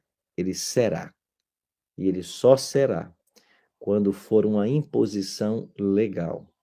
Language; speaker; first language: Portuguese; native; Portuguese